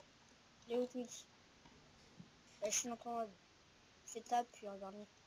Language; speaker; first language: French; native; French